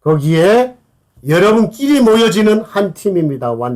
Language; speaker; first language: Korean; native; Korean